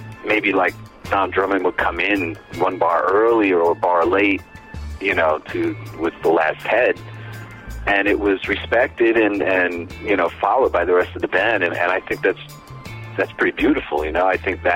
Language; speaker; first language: English; native; English